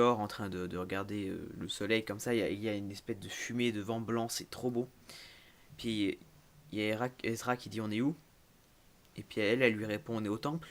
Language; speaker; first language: French; native; French